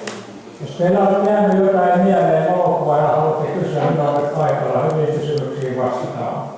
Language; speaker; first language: Finnish; native; Finnish